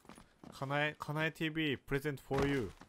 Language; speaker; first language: Japanese; native; Japanese